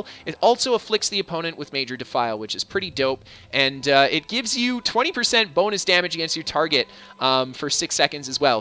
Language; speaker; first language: English; native; English